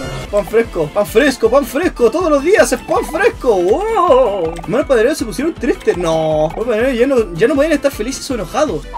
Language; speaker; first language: Spanish; native; Spanish